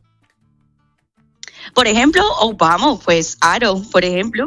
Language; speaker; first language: Spanish; non-native, fluent; English